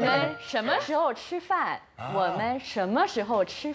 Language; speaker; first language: Chinese; non-native, learner; Korean